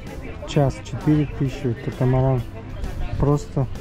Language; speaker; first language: Russian; native; Russian